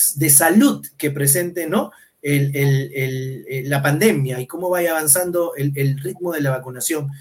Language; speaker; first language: Spanish; native; Spanish